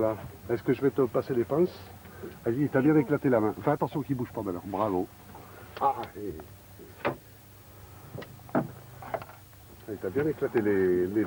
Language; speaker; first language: French; native; French